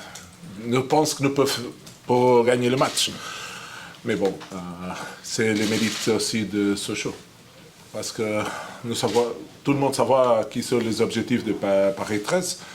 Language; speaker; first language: French; non-native, fluent; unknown